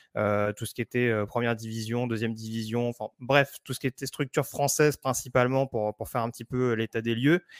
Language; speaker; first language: French; native; French